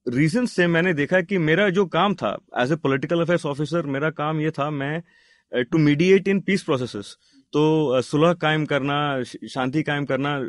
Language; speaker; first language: Hindi; non-native, local second language; Telugu